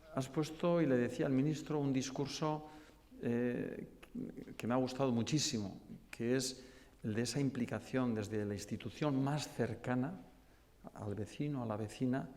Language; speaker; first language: Spanish; non-native, local second language; Basque